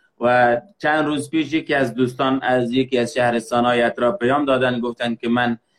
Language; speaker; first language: Persian; native; Persian